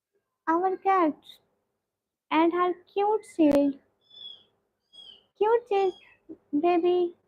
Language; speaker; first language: English; non-native, learner; Punjabi